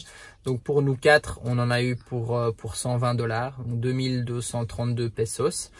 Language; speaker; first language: French; native; French